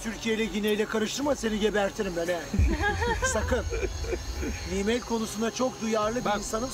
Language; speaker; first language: Turkish; native; Turkish